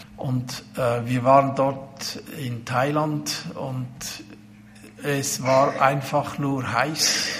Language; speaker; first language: German; native; German